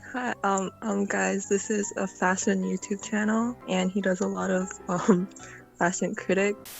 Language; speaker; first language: English; non-native, fluent; Korean